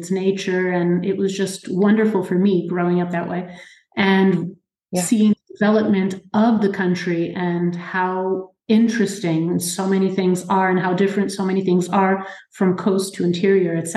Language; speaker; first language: English; native; English